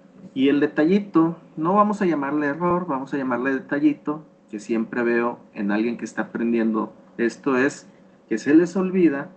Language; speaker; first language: Spanish; native; Spanish